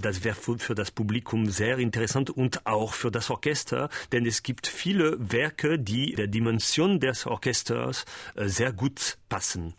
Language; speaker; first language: German; non-native, learner; French